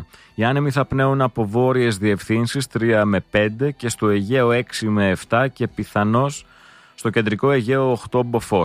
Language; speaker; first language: Greek; native; Greek